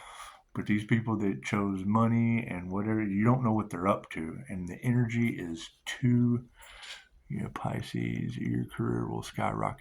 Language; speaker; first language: English; native; English